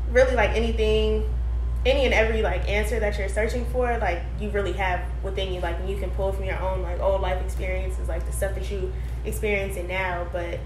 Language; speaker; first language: English; native; English